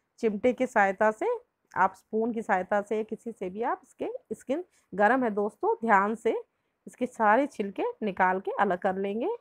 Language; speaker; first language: Hindi; native; Hindi